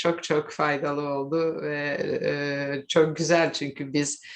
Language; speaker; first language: Turkish; non-native, fluent; Serbian